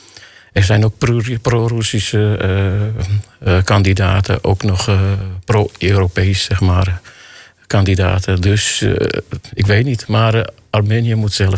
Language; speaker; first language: Dutch; non-native, fluent; Armenian